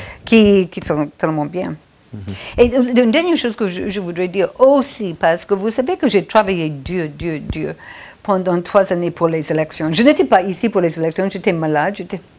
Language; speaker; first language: French; non-native, fluent; English